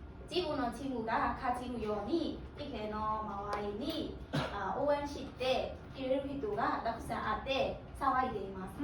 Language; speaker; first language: Japanese; non-native, learner; Burmese